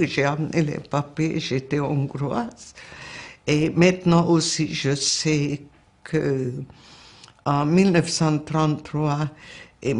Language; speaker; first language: French; non-native, fluent; Hungarian